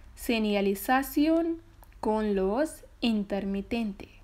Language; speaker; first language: Spanish; non-native, learner; Punjabi